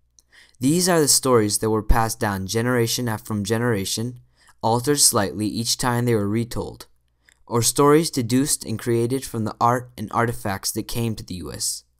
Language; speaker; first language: English; native; English